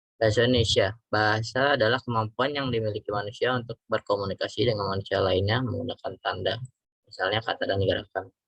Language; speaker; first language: Indonesian; native; Indonesian